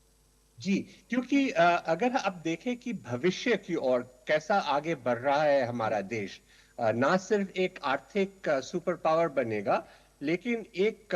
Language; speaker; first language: Hindi; native; Hindi